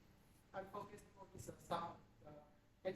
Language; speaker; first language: English; non-native, learner; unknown